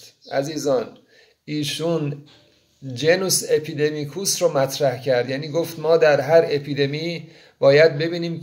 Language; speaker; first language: Persian; native; Persian